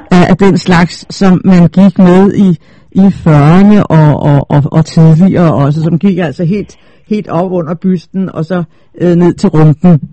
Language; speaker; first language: Danish; native; Danish